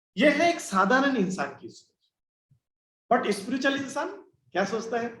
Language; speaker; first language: Hindi; non-native, local second language; Bangla